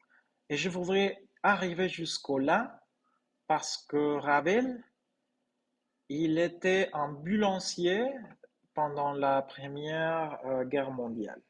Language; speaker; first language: French; non-native, fluent; Spanish